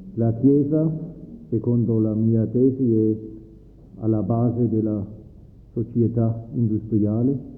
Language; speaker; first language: Italian; non-native, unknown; German